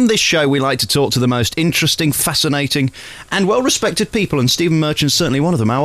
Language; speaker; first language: English; native; English